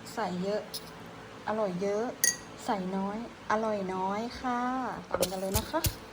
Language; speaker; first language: Thai; native; Thai